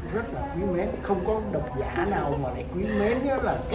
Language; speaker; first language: Vietnamese; native; Vietnamese